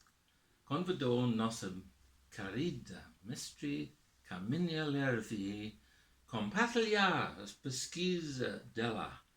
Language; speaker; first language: Portuguese; non-native, learner; English